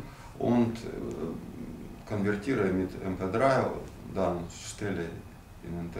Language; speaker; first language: German; non-native, learner; Russian